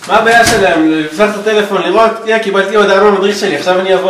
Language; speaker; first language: Hebrew; native; Hebrew